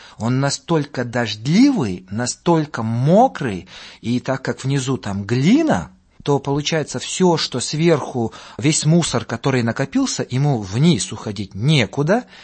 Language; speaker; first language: Russian; non-native, local second language; Latvian